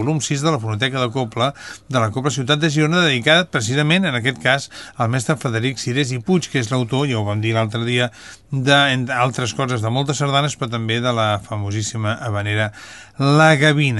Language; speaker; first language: Catalan; native; Catalan